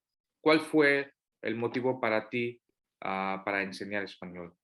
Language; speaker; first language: Spanish; non-native, fluent; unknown